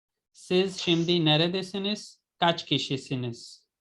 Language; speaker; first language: Turkish; non-native, fluent; Urdu